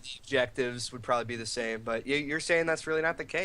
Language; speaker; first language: English; native; English